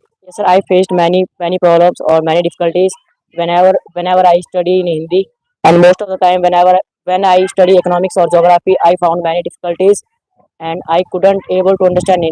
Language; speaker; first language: English; non-native, learner; Hindi